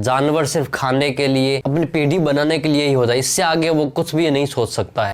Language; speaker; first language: Hindi; native; Hindi